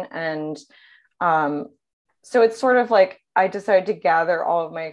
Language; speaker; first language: English; native; English